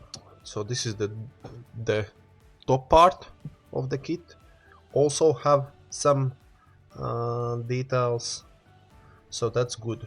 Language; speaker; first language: English; non-native, learner; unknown